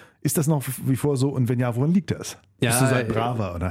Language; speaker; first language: German; native; German